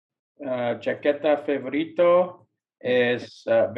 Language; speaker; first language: Spanish; non-native, learner; English